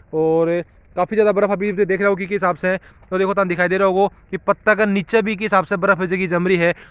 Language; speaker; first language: Hindi; native; Hindi